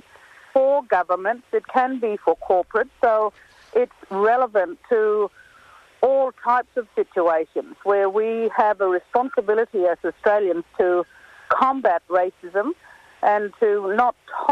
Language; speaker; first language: English; native; English